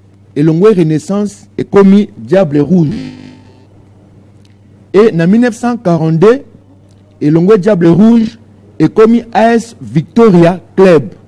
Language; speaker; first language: French; non-native, local second language; Lingala